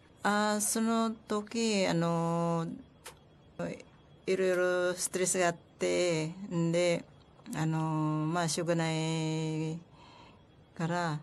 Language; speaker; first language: Japanese; non-native, learner; Filipino